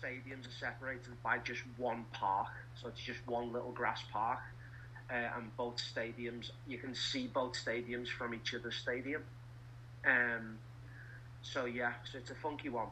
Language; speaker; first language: English; native; English